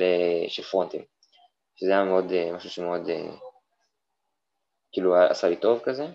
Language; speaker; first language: Hebrew; native; Hebrew